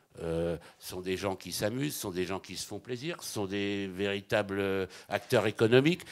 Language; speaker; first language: French; native; French